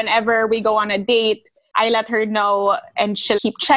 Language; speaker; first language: English; non-native, local second language; Filipino